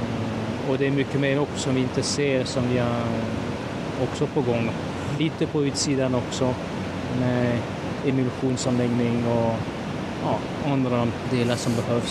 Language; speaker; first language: Swedish; non-native, fluent; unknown